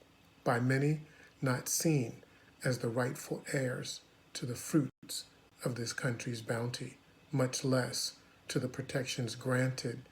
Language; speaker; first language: English; native; English